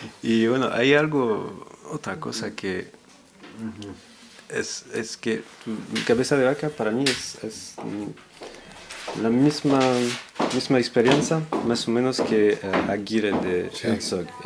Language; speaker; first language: Spanish; non-native, fluent; French